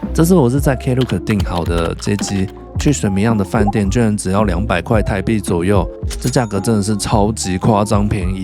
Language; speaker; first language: Chinese; native; Chinese